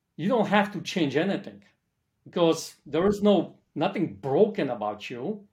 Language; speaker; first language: English; early bilingual, other home language; Polish